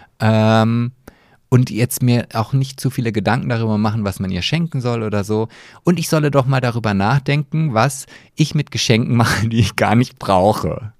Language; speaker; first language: German; early bilingual, other home language; Polish